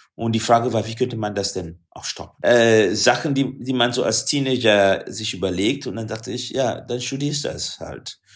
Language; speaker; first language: German; non-native, fluent; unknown